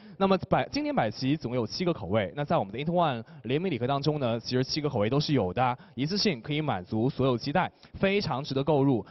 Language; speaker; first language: Chinese; native; Chinese